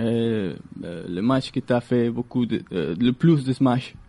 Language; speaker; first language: French; non-native, learner; Galician